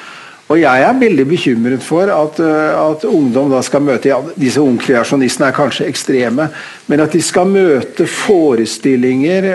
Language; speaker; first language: Norwegian; native; Norwegian